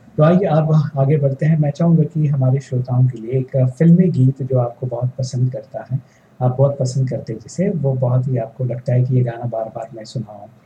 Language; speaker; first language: Hindi; native; Hindi